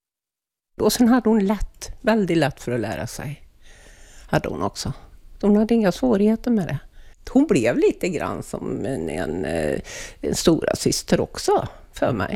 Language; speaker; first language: Swedish; native; Swedish